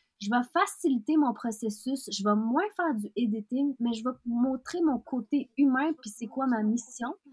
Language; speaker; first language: French; early bilingual, other home language; Russian